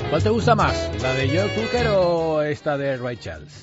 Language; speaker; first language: Spanish; native; Spanish